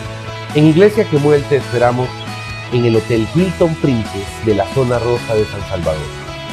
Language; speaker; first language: Spanish; native; Spanish